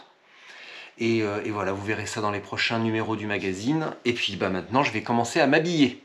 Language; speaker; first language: French; native; French